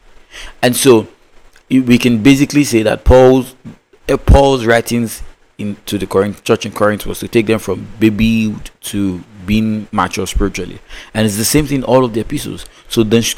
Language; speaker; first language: English; non-native, local second language; Yoruba